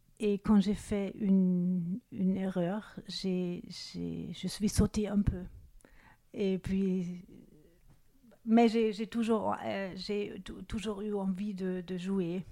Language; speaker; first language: French; non-native, fluent; German